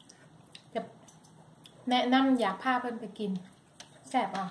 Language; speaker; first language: German; non-native, learner; Thai